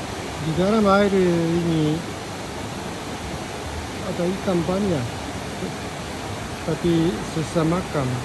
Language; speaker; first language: Indonesian; non-native, learner; Japanese